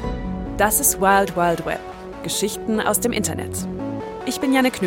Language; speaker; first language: German; native; German